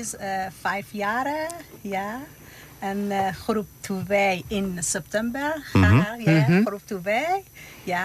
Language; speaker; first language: Dutch; non-native, learner; Persian